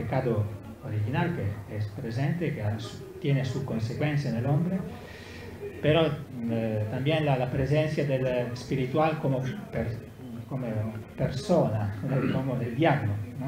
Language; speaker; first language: Spanish; non-native, learner; Italian